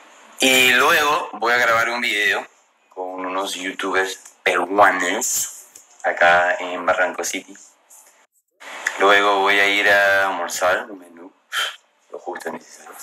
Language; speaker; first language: Spanish; non-native, fluent; English